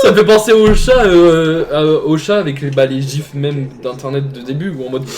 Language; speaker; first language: French; native; French